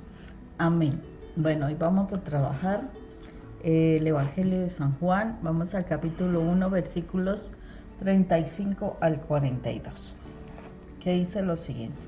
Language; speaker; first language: Spanish; native; Spanish